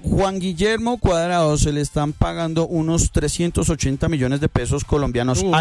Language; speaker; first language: Spanish; native; Spanish